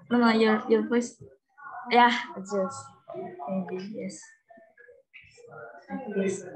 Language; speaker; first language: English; non-native, learner; Indonesian